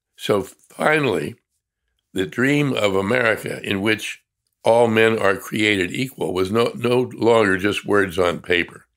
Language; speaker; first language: English; native; English